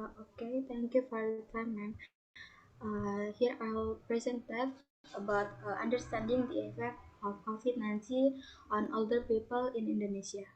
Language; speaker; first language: English; non-native, learner; Indonesian